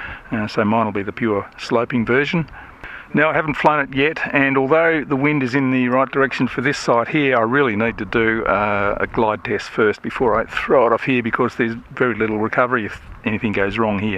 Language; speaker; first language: English; native; English